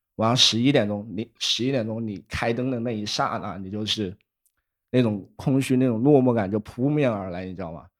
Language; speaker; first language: Chinese; native; Chinese